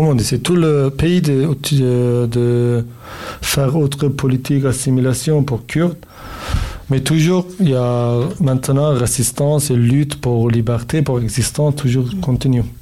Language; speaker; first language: French; non-native, learner; Kurdish